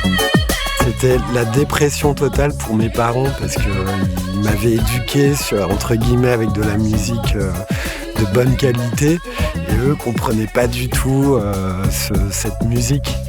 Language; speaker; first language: French; native; French